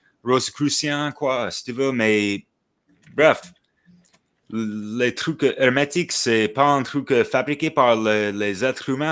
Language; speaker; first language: French; non-native, fluent; English